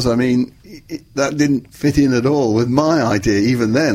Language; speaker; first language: English; native; English